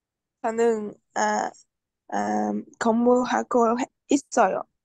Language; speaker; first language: Korean; non-native, learner; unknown